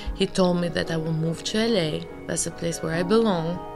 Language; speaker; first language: English; early bilingual, other home language; Albanian